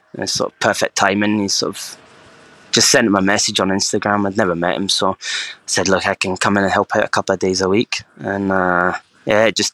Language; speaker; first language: English; native; English